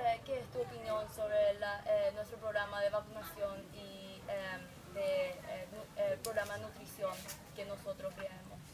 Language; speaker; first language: Spanish; non-native, learner; English